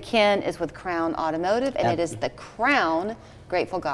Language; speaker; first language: English; native; English